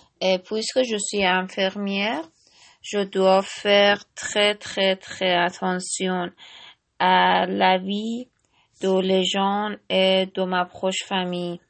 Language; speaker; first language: French; non-native, learner; Persian